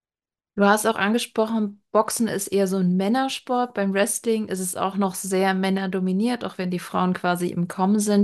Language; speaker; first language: German; native; German